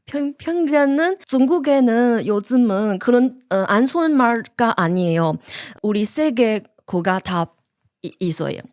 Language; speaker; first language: Korean; non-native, learner; Chinese